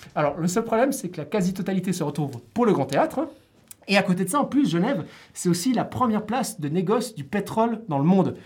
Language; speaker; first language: French; native; French